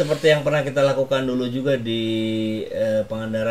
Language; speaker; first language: Indonesian; native; Indonesian